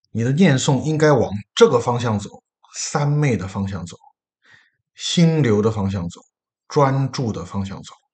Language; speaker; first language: Chinese; native; Chinese